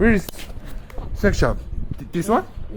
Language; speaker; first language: English; non-native, learner; Korean